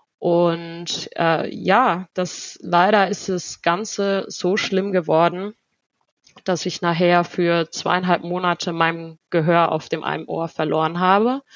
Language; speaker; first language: German; native; German